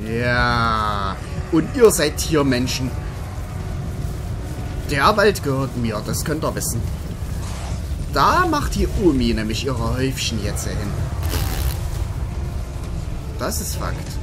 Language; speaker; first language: German; native; German